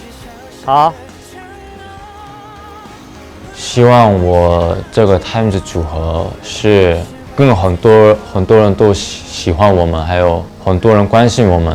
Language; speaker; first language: Chinese; non-native, learner; Korean